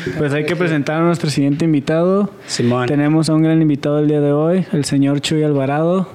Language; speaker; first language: Spanish; native; Spanish